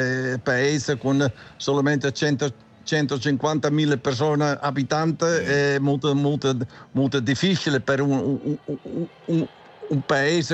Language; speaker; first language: Italian; non-native, learner; Dutch